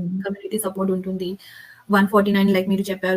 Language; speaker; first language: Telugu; non-native, local second language; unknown